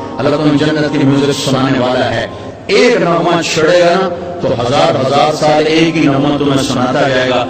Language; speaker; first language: Urdu; non-native, local second language; Punjabi